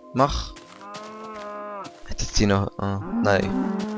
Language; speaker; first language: German; native; German